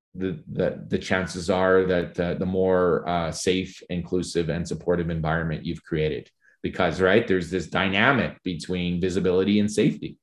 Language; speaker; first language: English; native; English